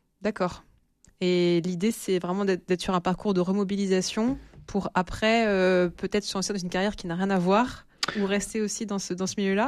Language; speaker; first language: French; native; French